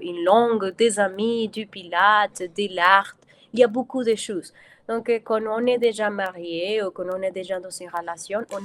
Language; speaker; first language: French; non-native, fluent; Spanish